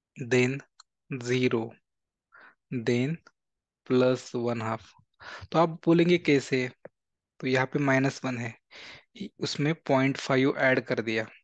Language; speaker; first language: Hindi; non-native, local second language; Marathi